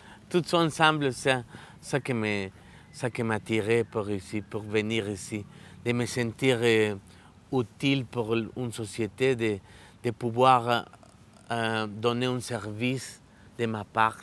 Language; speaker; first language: French; non-native, fluent; Spanish